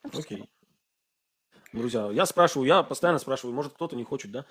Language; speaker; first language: Russian; non-native, fluent; Armenian